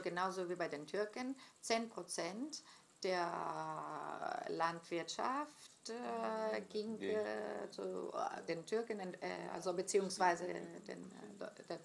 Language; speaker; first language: German; non-native, fluent; Greek